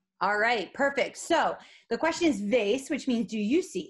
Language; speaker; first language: English; native; English